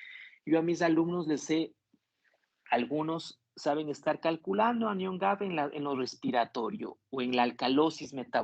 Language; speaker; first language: Spanish; native; Spanish